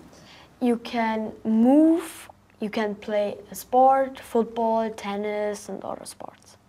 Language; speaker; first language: English; non-native, learner; German